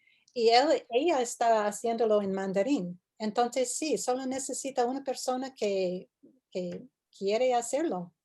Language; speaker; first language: Spanish; non-native, fluent; English